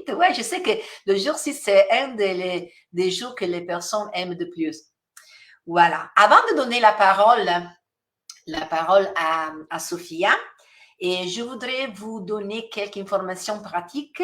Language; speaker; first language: French; non-native, fluent; Italian